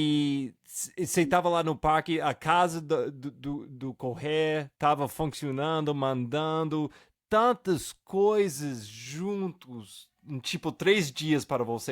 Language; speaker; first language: Portuguese; non-native, fluent; English